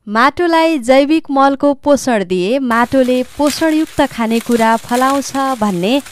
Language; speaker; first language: Nepali; native; Nepali